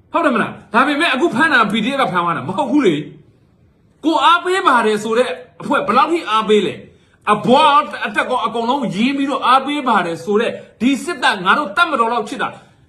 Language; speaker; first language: Burmese; native; Burmese